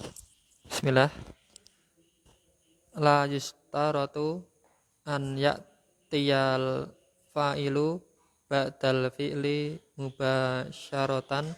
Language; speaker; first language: Arabic; non-native, learner; Indonesian